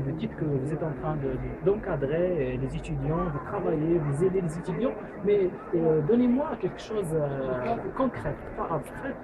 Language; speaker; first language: French; non-native, local second language; Arabic